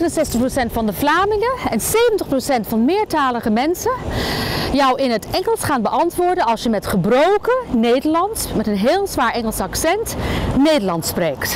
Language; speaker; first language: Dutch; non-native, fluent; English